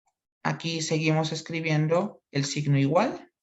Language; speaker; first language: Spanish; native; Spanish